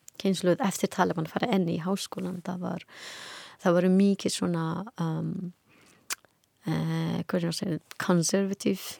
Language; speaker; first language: Icelandic; non-native, learner; Persian